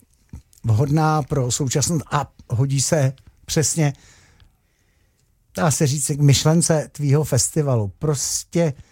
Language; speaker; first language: Czech; native; Czech